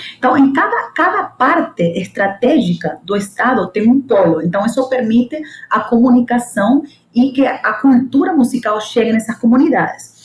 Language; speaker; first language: Portuguese; non-native, fluent; Spanish